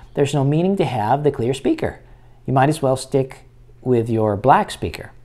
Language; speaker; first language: English; native; English